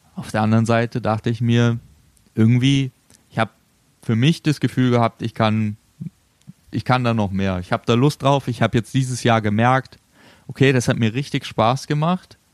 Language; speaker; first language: German; native; German